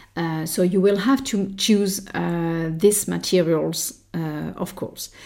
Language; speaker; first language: English; non-native, fluent; French